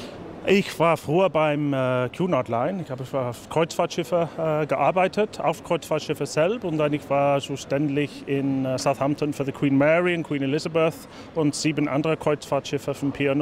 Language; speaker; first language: German; non-native, fluent; English